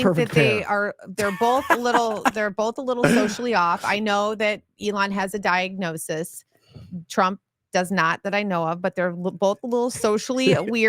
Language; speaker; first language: English; native; English